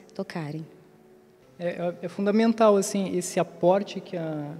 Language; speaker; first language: Portuguese; native; Portuguese